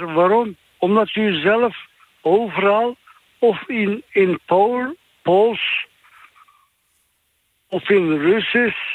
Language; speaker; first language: Dutch; non-native, fluent; Turkish